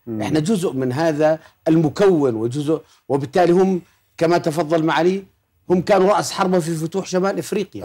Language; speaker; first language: Arabic; native; Arabic